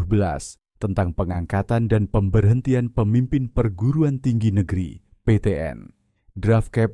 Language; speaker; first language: Indonesian; native; Indonesian